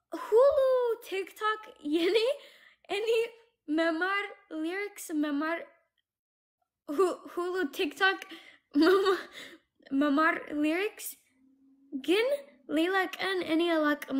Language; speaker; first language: Amharic; non-native, learner; English